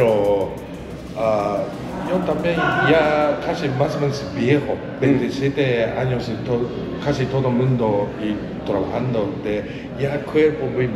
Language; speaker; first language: Spanish; non-native, learner; Japanese